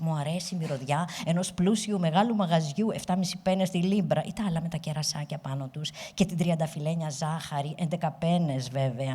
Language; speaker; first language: Greek; native; Greek